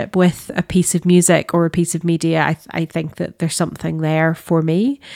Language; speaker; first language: English; native; English